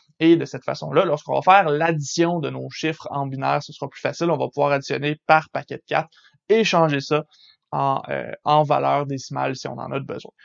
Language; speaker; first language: French; native; French